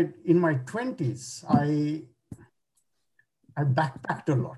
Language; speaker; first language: English; non-native, local second language; Bangla